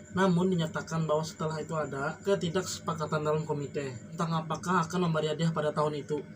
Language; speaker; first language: Indonesian; non-native, local second language; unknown